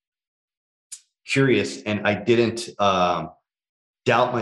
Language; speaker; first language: English; native; English